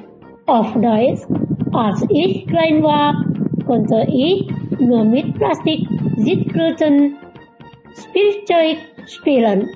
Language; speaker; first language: German; non-native, learner; Indonesian